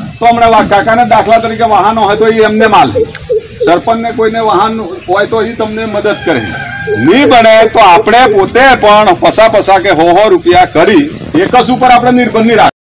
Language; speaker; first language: Gujarati; native; Gujarati